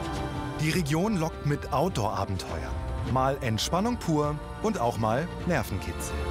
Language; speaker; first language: German; native; German